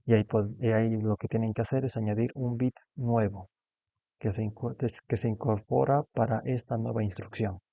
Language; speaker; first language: Spanish; native; Spanish